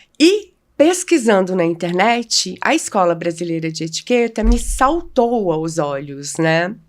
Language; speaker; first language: Portuguese; native; Portuguese